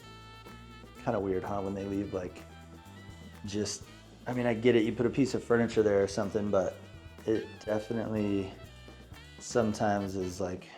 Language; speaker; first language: English; native; English